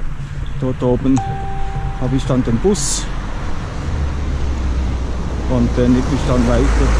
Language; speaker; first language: German; native; German